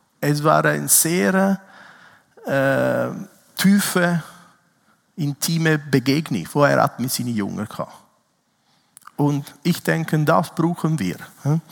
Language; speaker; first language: German; non-native, fluent; Italian